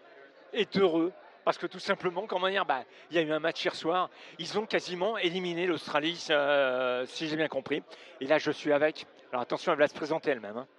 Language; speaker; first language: French; native; French